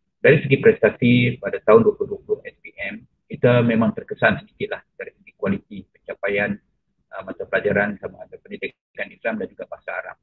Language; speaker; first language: Malay; native; Malay